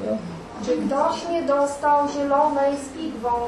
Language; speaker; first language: Polish; native; Polish